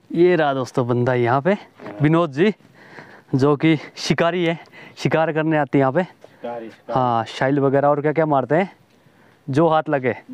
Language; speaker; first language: Hindi; native; Hindi